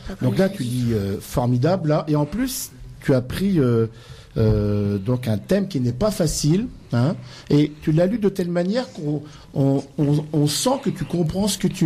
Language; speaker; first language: French; native; French